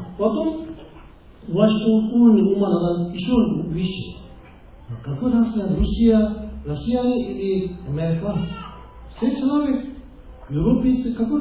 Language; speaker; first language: Russian; non-native, learner; Tibetan